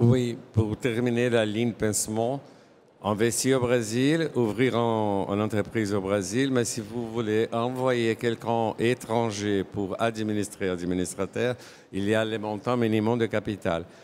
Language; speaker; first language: French; non-native, fluent; Portuguese